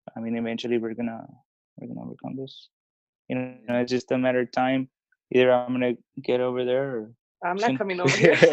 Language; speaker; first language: English; early bilingual, other home language; Spanish